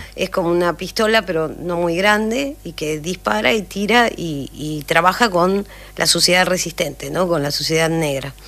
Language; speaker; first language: Spanish; native; Spanish